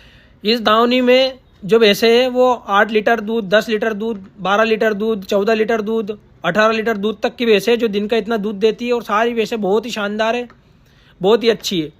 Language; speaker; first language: Hindi; native; Hindi